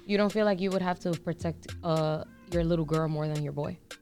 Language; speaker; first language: English; early bilingual, other home language; Spanish